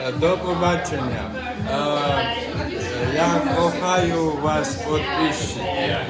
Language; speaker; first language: Ukrainian; non-native, learner; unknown